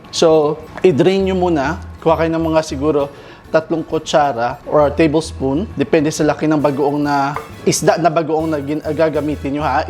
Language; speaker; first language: Filipino; non-native, local second language; Cebuano